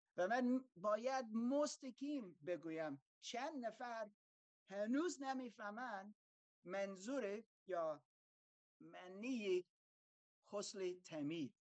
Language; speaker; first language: Persian; non-native, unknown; German